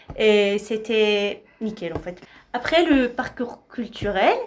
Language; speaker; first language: French; non-native, learner; Arabic